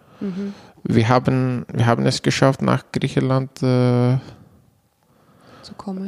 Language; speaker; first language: German; non-native, learner; Arabic